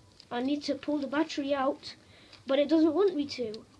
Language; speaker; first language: English; early bilingual, other home language; Polish